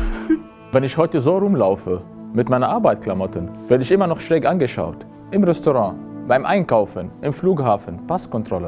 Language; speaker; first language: German; non-native, fluent; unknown